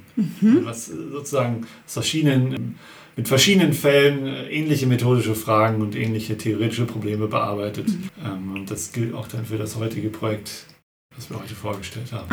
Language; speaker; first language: German; native; German